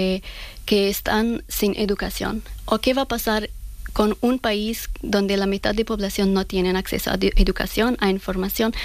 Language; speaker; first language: Spanish; non-native, fluent; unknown